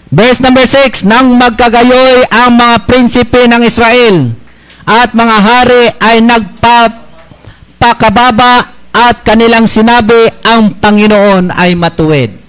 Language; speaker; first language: Filipino; non-native, local second language; Bikol